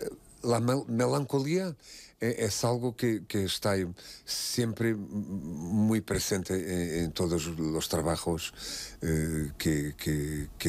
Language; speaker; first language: Spanish; non-native, fluent; Portuguese